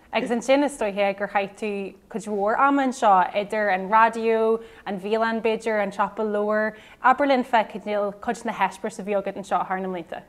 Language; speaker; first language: Irish; non-native, local second language; English